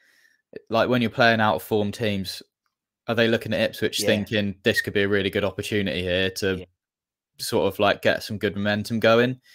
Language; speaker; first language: English; native; English